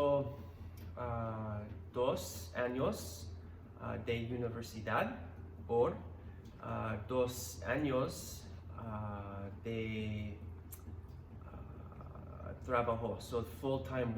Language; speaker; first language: Spanish; non-native, learner; English